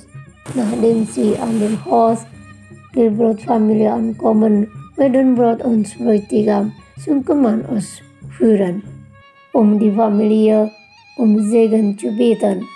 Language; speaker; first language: German; non-native, fluent; Indonesian